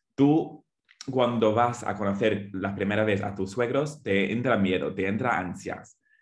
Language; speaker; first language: Spanish; non-native, fluent; English